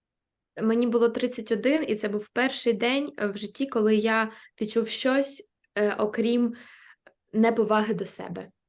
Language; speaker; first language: Ukrainian; native; Ukrainian